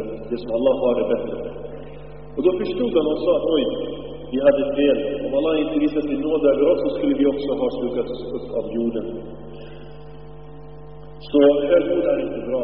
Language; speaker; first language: Swedish; early bilingual, other home language; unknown